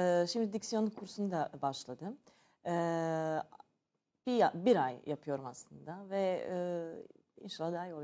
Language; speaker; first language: Turkish; non-native, learner; Serbian